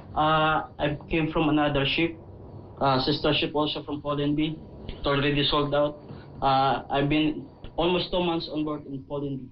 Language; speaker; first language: English; non-native, local second language; Cebuano